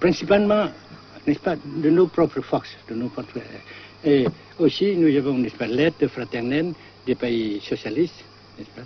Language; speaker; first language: French; non-native, local second language; Vietnamese